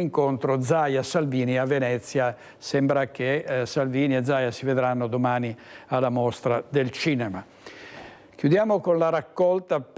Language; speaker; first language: Italian; native; Italian